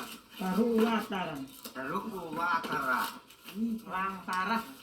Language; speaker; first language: Indonesian; non-native, local second language; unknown